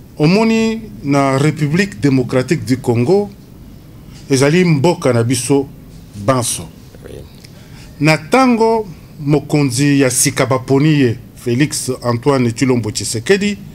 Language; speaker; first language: Lingala; non-native, local second language; Luba-Lulua